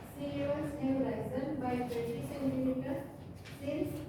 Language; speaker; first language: English; non-native, local second language; Gujarati